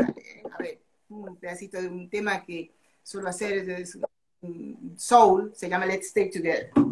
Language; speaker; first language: Spanish; native; Spanish